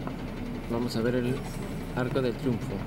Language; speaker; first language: Spanish; native; Spanish